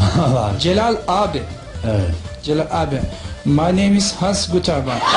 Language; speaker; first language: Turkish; non-native, learner; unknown